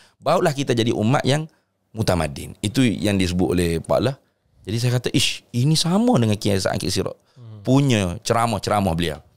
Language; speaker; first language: Malay; native; Malay